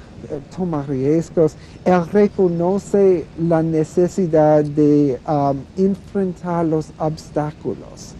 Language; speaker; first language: Spanish; non-native, fluent; English